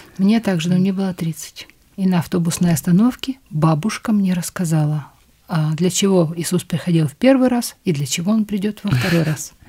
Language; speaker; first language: Russian; native; Russian